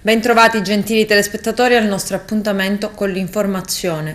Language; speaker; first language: Italian; native; Italian